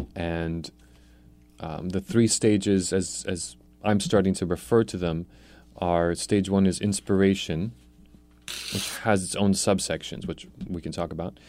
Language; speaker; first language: English; native; English